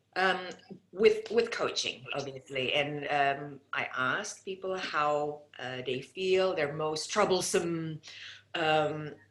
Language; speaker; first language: English; non-native, fluent; Indonesian